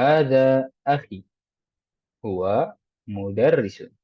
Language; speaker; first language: Arabic; non-native, fluent; Indonesian